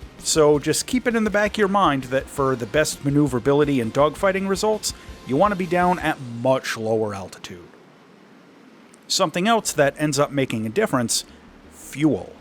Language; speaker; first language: English; native; English